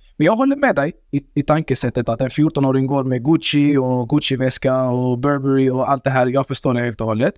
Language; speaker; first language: Swedish; early bilingual, other home language; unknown